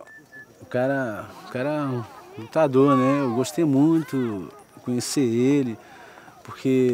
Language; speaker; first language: Portuguese; non-native, local second language; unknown